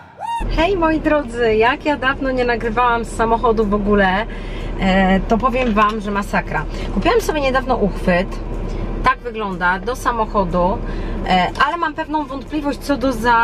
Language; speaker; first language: Polish; native; Polish